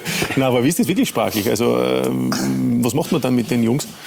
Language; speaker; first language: German; native; German